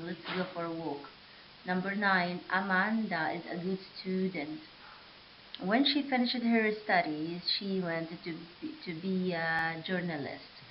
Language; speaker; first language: English; non-native, fluent; Arabic